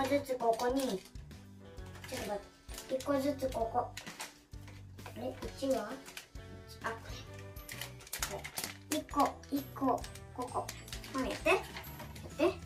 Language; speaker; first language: Japanese; early bilingual, other home language; Indonesian